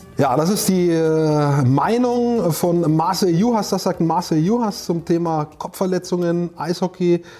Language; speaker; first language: German; native; German